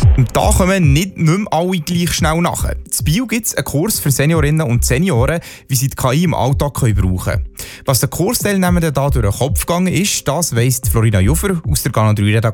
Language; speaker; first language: German; native; German